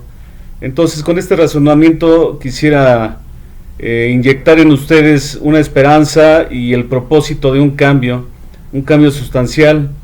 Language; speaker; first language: Spanish; native; Spanish